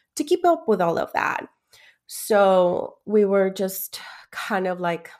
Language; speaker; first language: English; early bilingual, other home language; Spanish